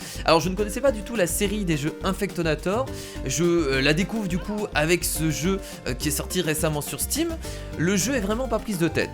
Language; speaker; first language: French; native; French